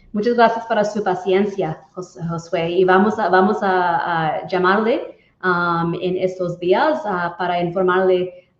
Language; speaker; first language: Spanish; non-native, learner; English